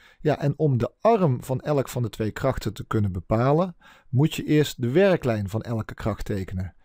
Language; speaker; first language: Dutch; native; Dutch